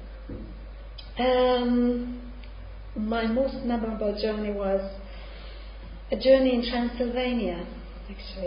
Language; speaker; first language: English; non-native, fluent; Hungarian